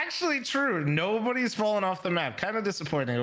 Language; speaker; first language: English; native; English